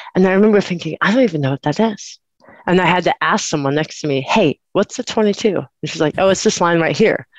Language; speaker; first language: English; native; English